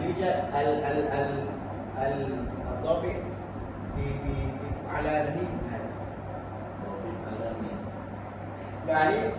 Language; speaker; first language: Arabic; non-native, learner; Malay